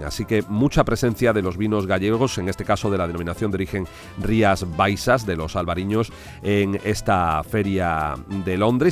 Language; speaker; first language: Spanish; native; Spanish